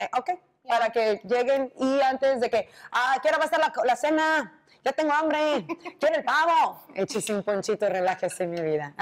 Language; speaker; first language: Spanish; native; Spanish